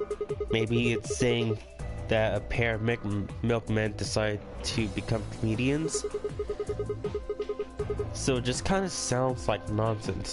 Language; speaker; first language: English; native; English